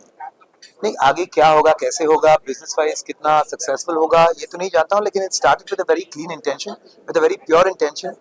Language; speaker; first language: Hindi; native; Hindi